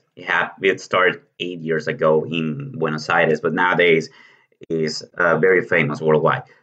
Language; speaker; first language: English; non-native, fluent; Spanish